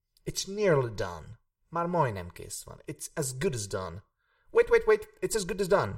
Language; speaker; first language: English; non-native, fluent; Hungarian